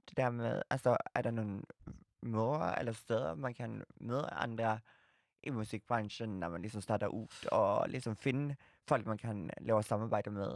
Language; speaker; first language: Danish; non-native, fluent; Swedish